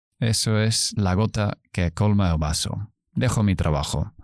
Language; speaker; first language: Spanish; non-native, fluent; English